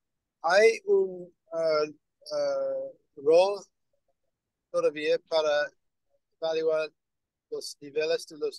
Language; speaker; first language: Spanish; non-native, learner; English